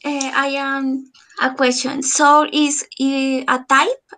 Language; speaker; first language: English; non-native, learner; Spanish